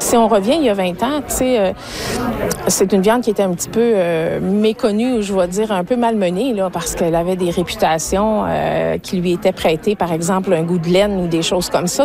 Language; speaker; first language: French; native; French